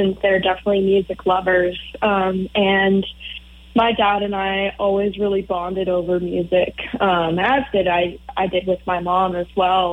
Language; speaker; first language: English; native; English